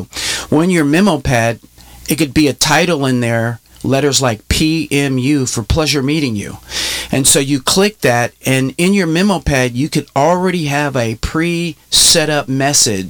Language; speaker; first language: English; native; English